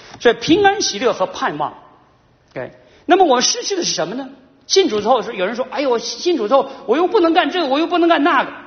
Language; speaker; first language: Chinese; native; Chinese